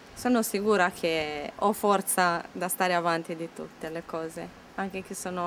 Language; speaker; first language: Italian; non-native, learner; Romanian